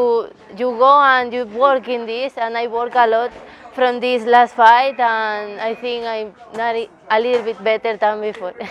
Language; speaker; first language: English; non-native, learner; Spanish